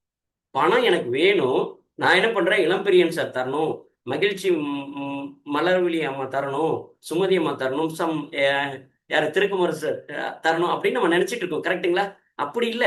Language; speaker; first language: Tamil; native; Tamil